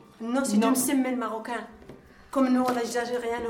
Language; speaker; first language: French; non-native, learner; Arabic